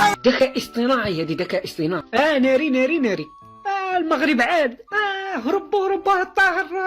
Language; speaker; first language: Arabic; native; Arabic